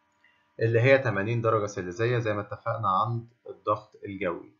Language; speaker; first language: Arabic; native; Arabic